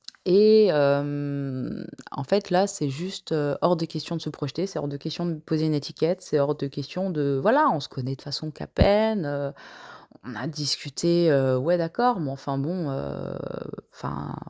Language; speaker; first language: French; native; French